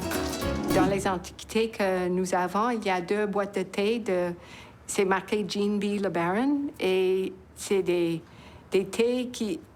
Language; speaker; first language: French; non-native, local second language; English